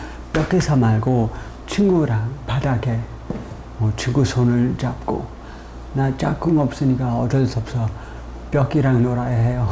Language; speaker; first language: Korean; non-native, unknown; English